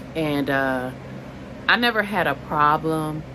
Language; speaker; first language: English; native; English